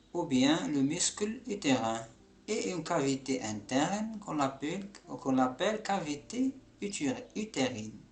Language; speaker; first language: French; non-native, local second language; Arabic